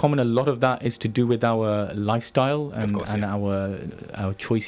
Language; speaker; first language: English; native; English